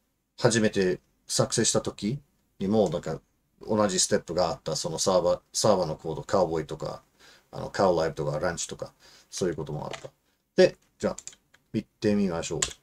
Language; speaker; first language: Japanese; non-native, fluent; English